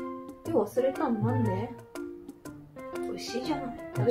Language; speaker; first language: Japanese; non-native, local second language; Indonesian